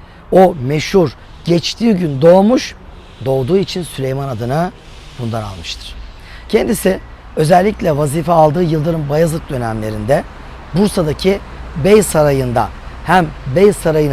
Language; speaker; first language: Turkish; native; Turkish